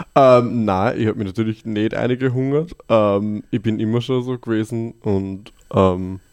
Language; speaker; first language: German; native; German